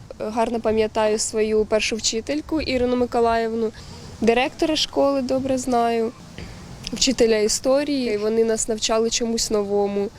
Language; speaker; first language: Ukrainian; native; Ukrainian